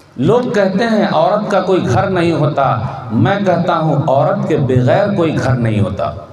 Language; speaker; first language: Urdu; native; Urdu